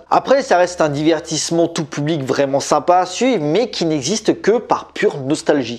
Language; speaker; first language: French; native; French